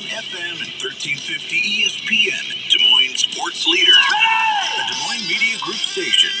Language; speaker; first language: English; native; English